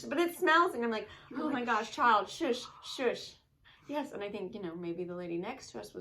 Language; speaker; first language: English; native; English